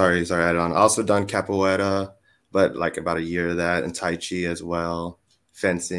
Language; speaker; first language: English; native; English